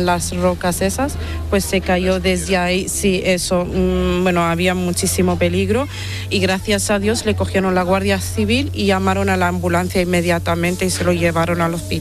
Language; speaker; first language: Spanish; non-native, fluent; Italian